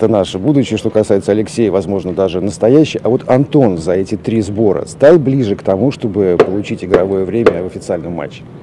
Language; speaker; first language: Russian; native; Russian